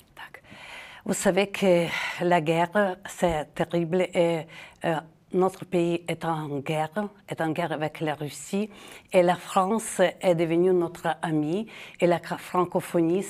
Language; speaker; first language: French; non-native, fluent; Ukrainian